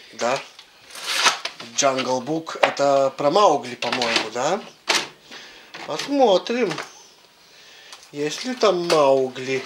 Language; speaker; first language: Russian; native; Russian